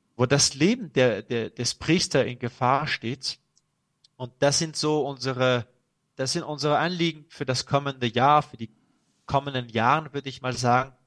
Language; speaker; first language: German; non-native, fluent; French